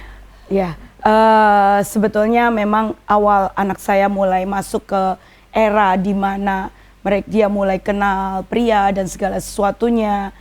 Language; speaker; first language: Indonesian; native; Indonesian